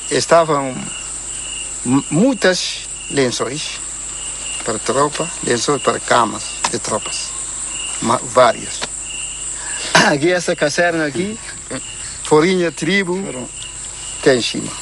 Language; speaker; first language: Portuguese; non-native, learner; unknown